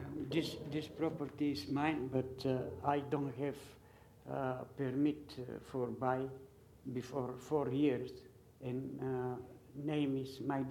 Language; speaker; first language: English; non-native, learner; Bulgarian